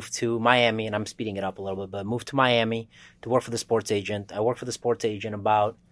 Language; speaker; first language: English; early bilingual, other home language; Russian